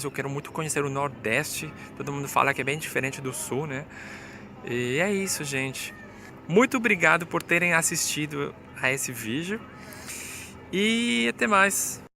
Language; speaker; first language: Portuguese; non-native, fluent; Spanish